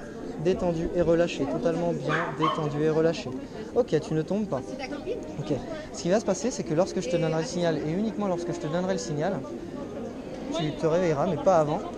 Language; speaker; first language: French; native; French